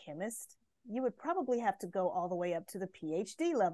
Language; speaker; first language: English; native; English